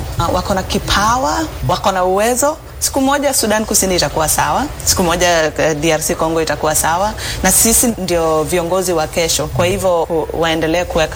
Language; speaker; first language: Swahili; early bilingual, other home language; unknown